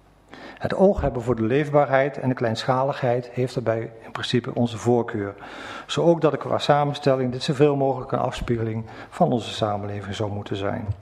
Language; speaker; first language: Dutch; native; Dutch